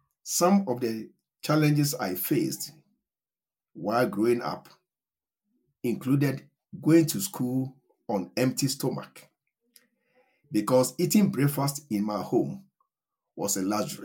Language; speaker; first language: English; non-native, local second language; Akan